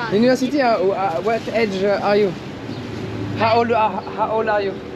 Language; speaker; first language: English; non-native, learner; French